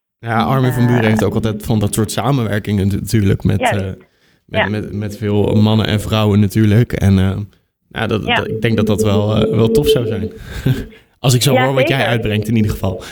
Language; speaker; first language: Dutch; native; Dutch